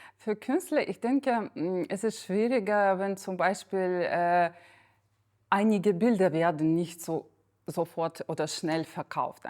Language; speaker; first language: German; non-native, fluent; Ukrainian